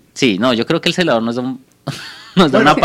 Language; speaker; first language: Spanish; native; Spanish